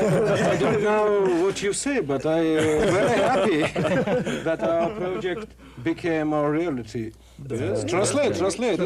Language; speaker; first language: English; non-native, learner; Russian